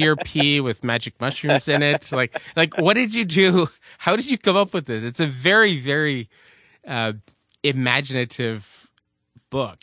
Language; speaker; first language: English; native; English